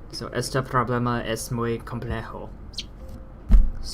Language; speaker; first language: Spanish; non-native, learner; English